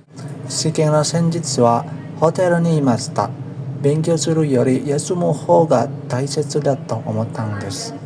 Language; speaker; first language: Japanese; non-native, learner; Indonesian